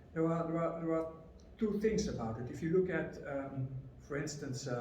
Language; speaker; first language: English; non-native, fluent; Dutch